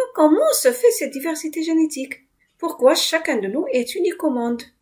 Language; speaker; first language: French; non-native, local second language; Arabic